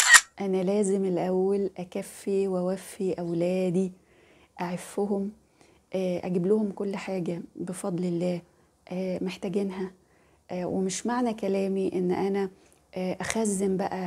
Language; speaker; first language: Arabic; native; Arabic